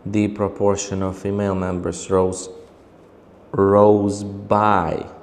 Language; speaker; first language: English; non-native, fluent; Uzbek